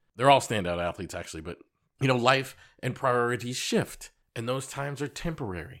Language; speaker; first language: English; native; English